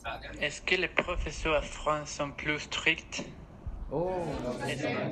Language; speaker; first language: French; non-native, learner; Spanish